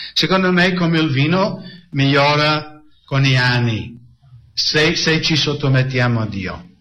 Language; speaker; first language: Italian; non-native, fluent; English